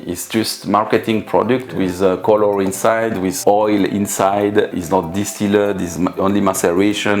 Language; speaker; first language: English; non-native, learner; French